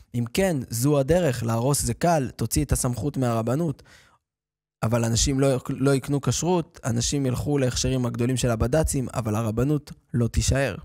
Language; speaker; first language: Hebrew; native; Hebrew